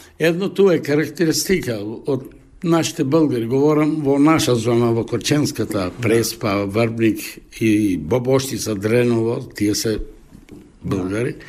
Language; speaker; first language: Bulgarian; early bilingual, heritage; Bulgarian